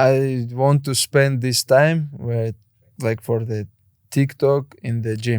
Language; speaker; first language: English; non-native, learner; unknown